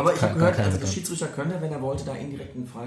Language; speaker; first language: German; native; German